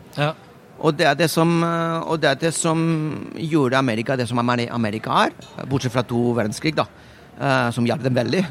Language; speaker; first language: Norwegian; non-native, fluent; Spanish